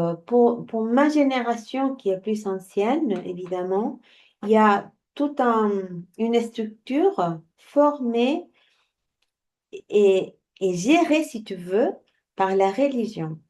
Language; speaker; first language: French; non-native, fluent; Spanish